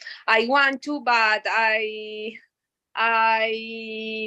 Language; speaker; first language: English; non-native, learner; Spanish